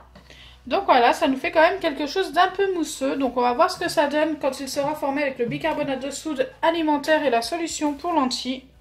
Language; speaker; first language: French; native; French